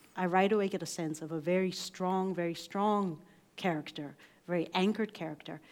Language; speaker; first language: English; native; English